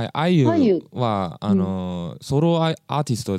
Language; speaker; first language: Japanese; non-native, fluent; English